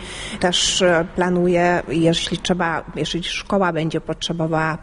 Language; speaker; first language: Polish; early bilingual, heritage; Polish